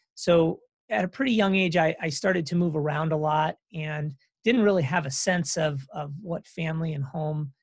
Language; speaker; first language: English; native; English